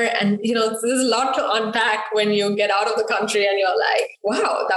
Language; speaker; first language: English; non-native, local second language; Sinhala